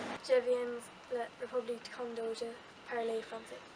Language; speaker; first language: French; non-native, learner; English